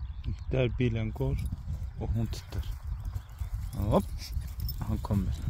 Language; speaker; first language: Swedish; non-native, learner; Turkish